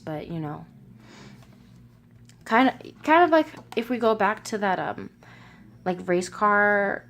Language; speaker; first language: English; native; English